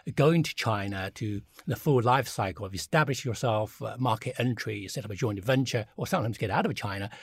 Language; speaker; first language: English; early bilingual, other home language; Chinese